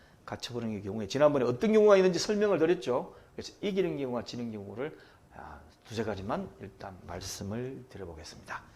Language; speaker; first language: Korean; native; Korean